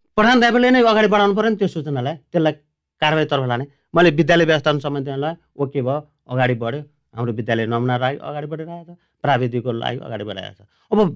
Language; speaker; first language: Nepali; native; Nepali